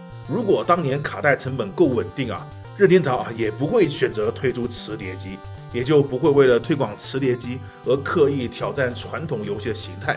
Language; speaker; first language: Chinese; native; Chinese